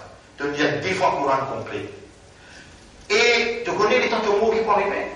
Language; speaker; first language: French; non-native, local second language; Morisyen